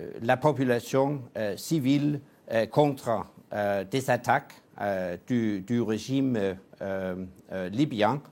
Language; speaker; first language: French; non-native, fluent; Danish